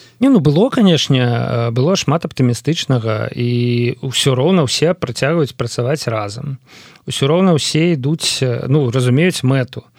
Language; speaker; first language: Belarusian; non-native, local second language; Russian